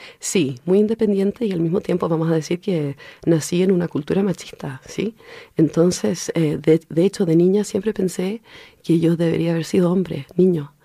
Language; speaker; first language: Spanish; early bilingual, heritage; Spanish